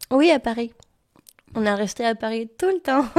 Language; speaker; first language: French; non-native, learner; Spanish